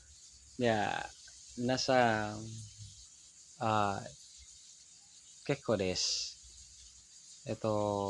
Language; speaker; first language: Japanese; non-native, learner; Indonesian